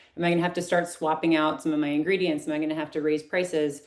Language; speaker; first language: English; native; English